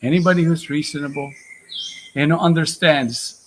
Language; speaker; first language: English; non-native, local second language; Filipino